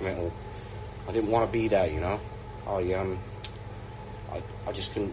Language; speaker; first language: English; native; English